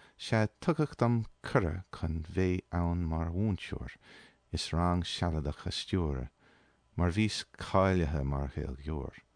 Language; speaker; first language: Irish; non-native, fluent; English